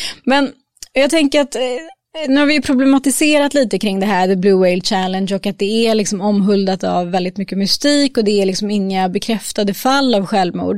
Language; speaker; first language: Swedish; native; Swedish